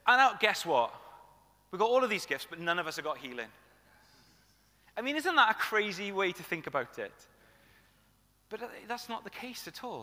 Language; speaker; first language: English; native; English